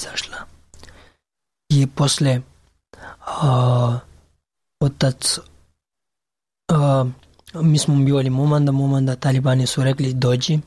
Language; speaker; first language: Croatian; non-native, learner; Pashto